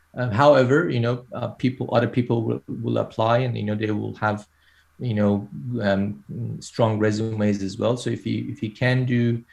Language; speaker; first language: English; non-native, fluent; Persian